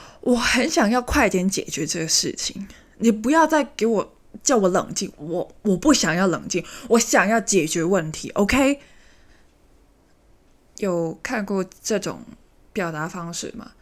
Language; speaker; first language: Chinese; native; Chinese